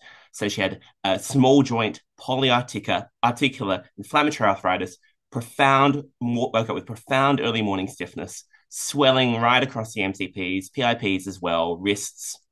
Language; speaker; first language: English; native; English